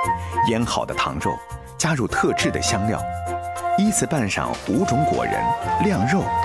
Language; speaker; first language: Chinese; native; Chinese